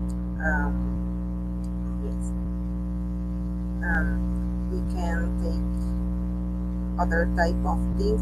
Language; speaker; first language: English; non-native, learner; Spanish